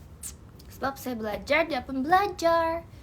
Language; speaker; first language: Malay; non-native, learner; Indonesian